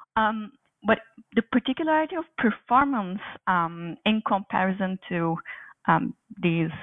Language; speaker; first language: English; non-native, fluent; Turkish